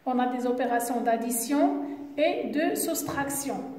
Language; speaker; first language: French; non-native, local second language; Arabic